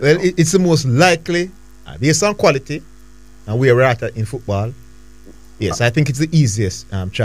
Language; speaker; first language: English; native; English